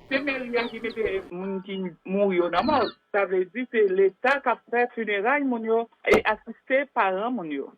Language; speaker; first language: Haitian Creole; native; Haitian Creole